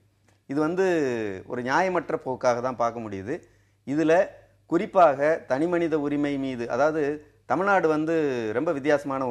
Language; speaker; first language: Tamil; native; Tamil